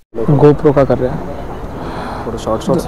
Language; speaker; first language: Hindi; non-native, local second language; Bangla